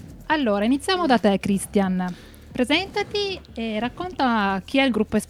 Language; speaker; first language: Italian; native; Italian